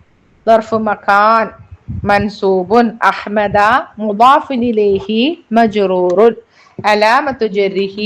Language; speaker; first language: Arabic; non-native, fluent; Malayalam